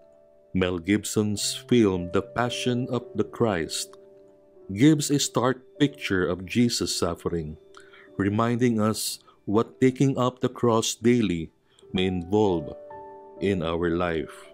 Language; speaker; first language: English; non-native, local second language; Filipino